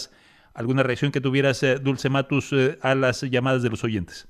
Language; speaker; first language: Spanish; native; Spanish